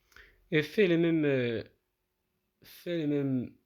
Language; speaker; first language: French; non-native, local second language; Arabic